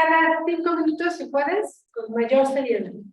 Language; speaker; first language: Spanish; native; Spanish